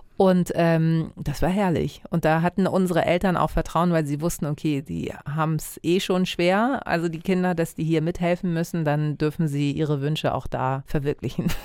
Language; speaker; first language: German; early bilingual, other home language; Greek